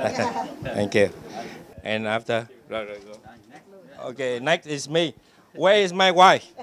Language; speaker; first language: English; non-native, learner; Vietnamese